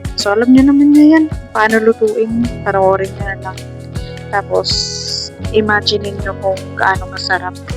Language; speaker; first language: Filipino; non-native, local second language; Cebuano